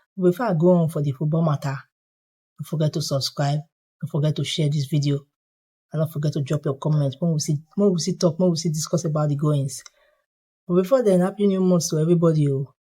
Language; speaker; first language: Nigerian Pidgin; native; Nigerian Pidgin